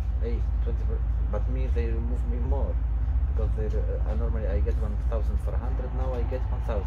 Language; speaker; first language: English; non-native, learner; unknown